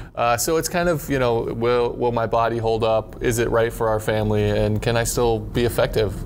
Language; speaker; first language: English; native; English